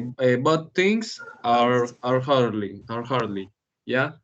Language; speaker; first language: English; non-native, learner; Spanish